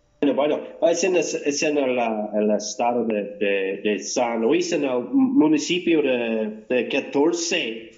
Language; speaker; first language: Spanish; non-native, learner; English